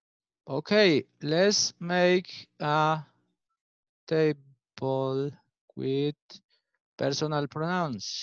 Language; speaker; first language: English; non-native, learner; Spanish